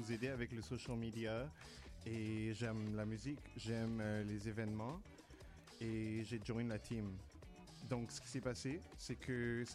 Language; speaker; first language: French; native; French